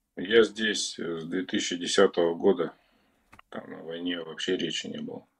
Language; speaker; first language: Russian; native; Russian